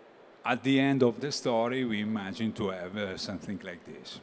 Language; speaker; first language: English; non-native, learner; Italian